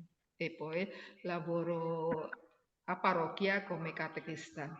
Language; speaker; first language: Italian; non-native, learner; Indonesian